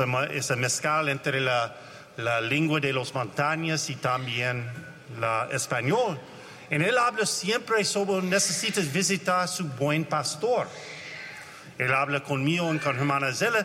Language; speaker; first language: Spanish; non-native, learner; English